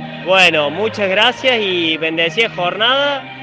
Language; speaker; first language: Spanish; native; Spanish